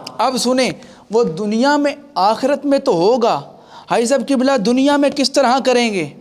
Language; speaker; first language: Urdu; non-native, local second language; Punjabi